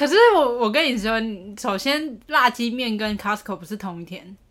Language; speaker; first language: Chinese; native; Chinese